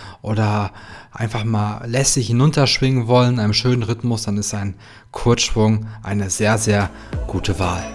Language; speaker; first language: German; native; German